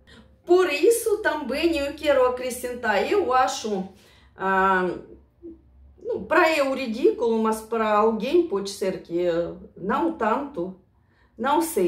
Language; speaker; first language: Portuguese; non-native, fluent; Russian